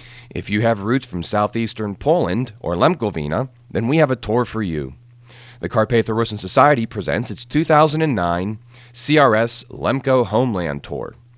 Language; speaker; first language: English; native; English